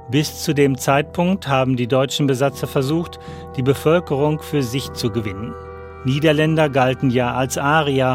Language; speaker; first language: German; native; German